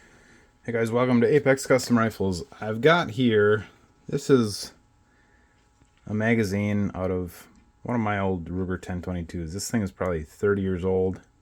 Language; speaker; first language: English; native; English